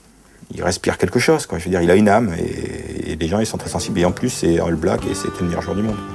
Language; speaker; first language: French; native; French